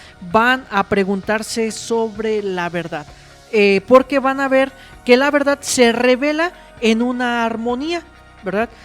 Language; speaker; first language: Spanish; native; Spanish